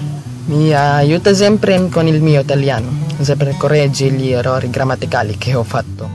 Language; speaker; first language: Italian; non-native, learner; Filipino